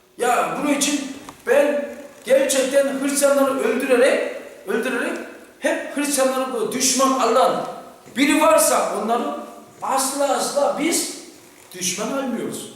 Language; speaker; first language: Turkish; non-native, fluent; Korean